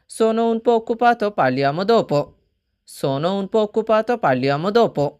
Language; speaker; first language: Italian; non-native, fluent; Bangla